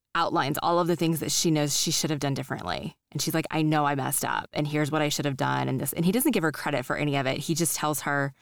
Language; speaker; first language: English; native; English